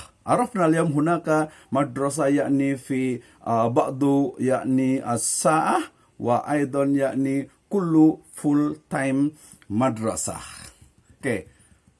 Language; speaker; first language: Arabic; non-native, fluent; Indonesian